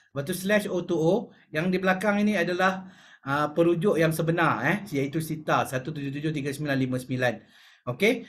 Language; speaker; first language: Malay; native; Malay